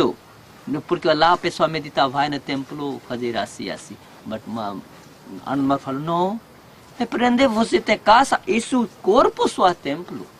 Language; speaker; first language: Portuguese; non-native, learner; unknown